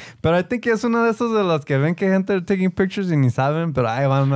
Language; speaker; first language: Spanish; early bilingual, heritage; Spanish